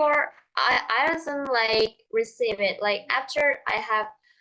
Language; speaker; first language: English; non-native, learner; Vietnamese